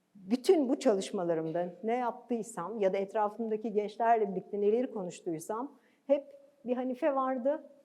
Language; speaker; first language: Turkish; native; Turkish